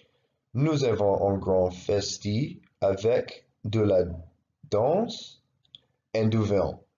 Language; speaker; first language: French; non-native, learner; English